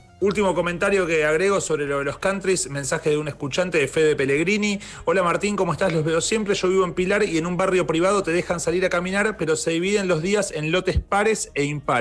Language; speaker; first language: Spanish; native; Spanish